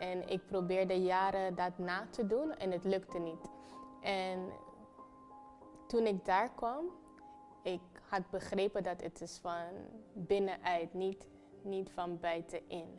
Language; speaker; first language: Dutch; non-native, fluent; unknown